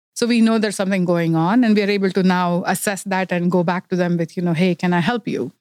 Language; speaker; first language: English; non-native, local second language; Kannada